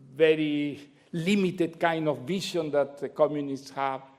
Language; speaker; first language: English; non-native, fluent; Spanish